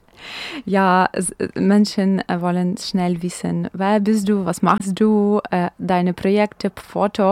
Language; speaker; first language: German; non-native, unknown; Ukrainian